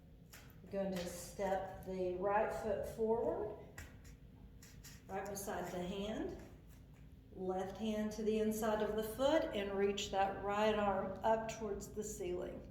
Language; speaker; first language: English; native; English